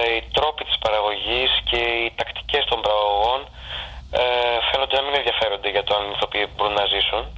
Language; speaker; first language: Greek; native; Greek